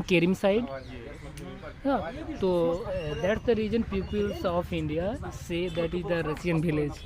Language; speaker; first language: English; non-native, local second language; Hindi